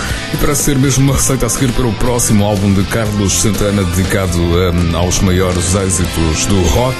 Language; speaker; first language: Portuguese; native; Portuguese